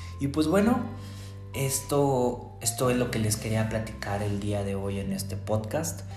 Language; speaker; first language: Spanish; native; Spanish